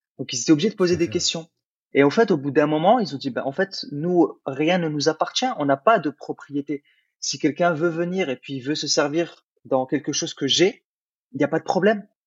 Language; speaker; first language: French; early bilingual, other home language; Arabic